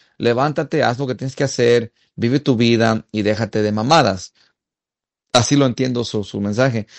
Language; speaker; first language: Spanish; native; Spanish